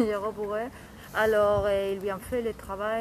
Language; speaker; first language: French; non-native, learner; Spanish